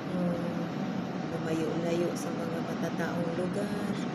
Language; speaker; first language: Filipino; non-native, local second language; Cebuano